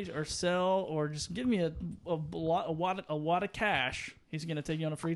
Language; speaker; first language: English; native; English